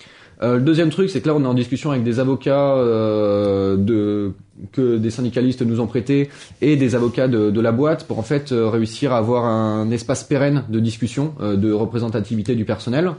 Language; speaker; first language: French; native; French